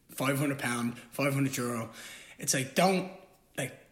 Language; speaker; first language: English; native; English